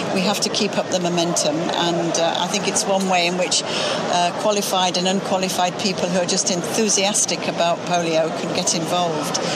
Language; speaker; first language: English; native; English